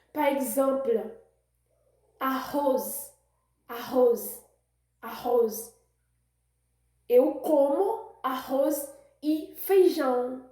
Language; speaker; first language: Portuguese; non-native, fluent; Haitian Creole